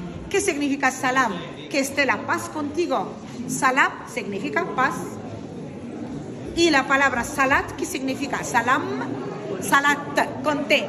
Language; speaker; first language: Spanish; non-native, fluent; Arabic